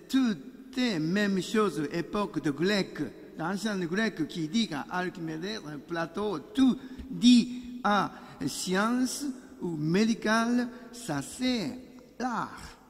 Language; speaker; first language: French; non-native, learner; Japanese